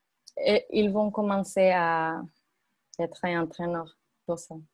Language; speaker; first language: French; non-native, learner; Spanish